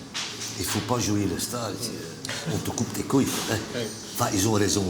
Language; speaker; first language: French; non-native, local second language; Dutch